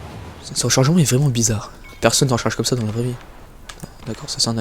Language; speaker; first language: French; native; French